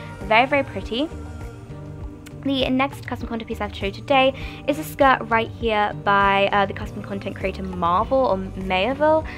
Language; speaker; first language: English; native; English